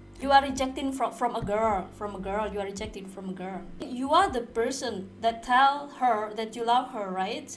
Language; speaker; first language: English; non-native, learner; Indonesian